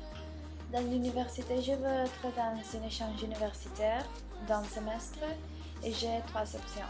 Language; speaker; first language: French; non-native, learner; Spanish